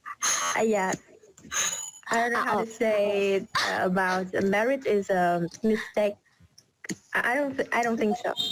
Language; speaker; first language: English; non-native, learner; Vietnamese